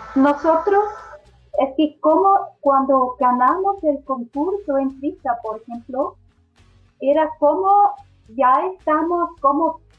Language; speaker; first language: Spanish; non-native, fluent; Swiss German